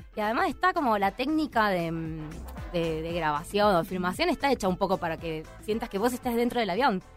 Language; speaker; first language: Spanish; native; Spanish